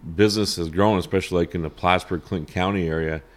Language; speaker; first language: English; native; English